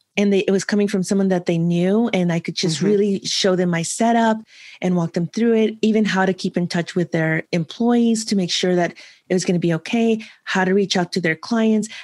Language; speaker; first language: English; native; English